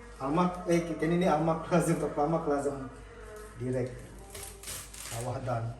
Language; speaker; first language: Turkish; non-native, learner; Indonesian